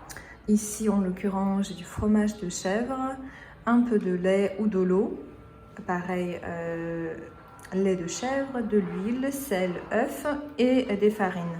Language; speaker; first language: French; non-native, fluent; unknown